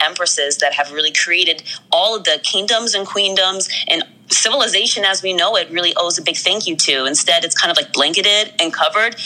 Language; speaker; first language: English; native; English